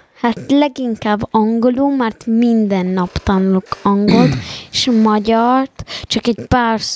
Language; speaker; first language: Hungarian; early bilingual, heritage; Hungarian